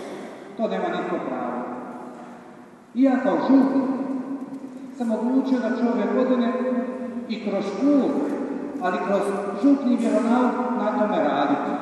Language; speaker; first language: Serbian; native; Serbian